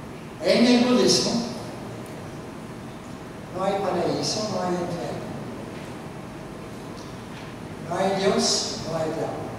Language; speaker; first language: Spanish; non-native, fluent; Norwegian